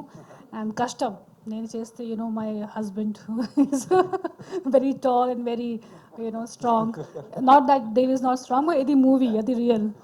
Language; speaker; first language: Telugu; non-native, local second language; Hindi